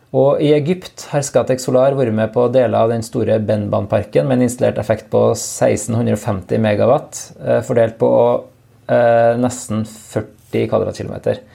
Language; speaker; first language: Norwegian; native; Norwegian